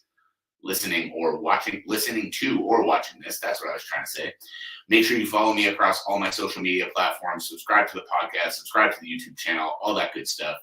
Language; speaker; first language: English; native; English